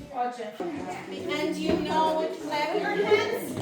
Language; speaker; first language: English; non-native, fluent; Ukrainian